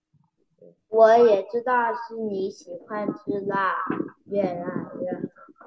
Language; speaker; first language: Chinese; non-native, learner; Vietnamese